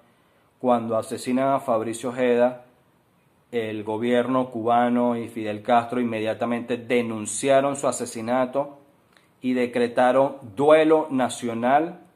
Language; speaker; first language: Spanish; native; Spanish